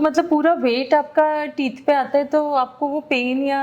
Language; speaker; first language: Hindi; native; Hindi